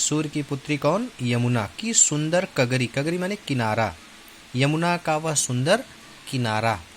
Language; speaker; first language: Hindi; native; Hindi